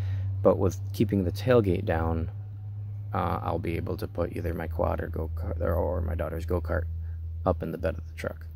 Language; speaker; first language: English; native; English